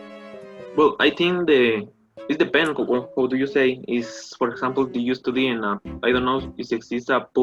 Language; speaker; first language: English; non-native, learner; Spanish